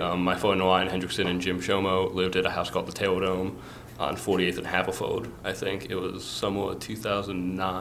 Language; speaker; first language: English; native; English